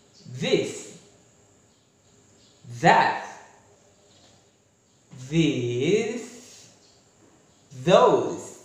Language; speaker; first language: English; non-native, fluent; Indonesian